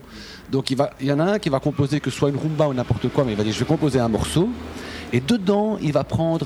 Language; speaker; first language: French; native; French